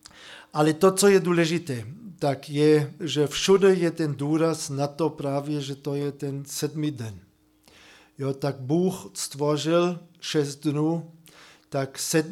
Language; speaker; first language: Czech; non-native, fluent; German